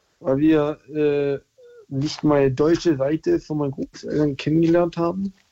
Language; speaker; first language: German; early bilingual, other home language; English